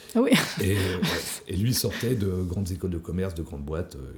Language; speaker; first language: French; native; French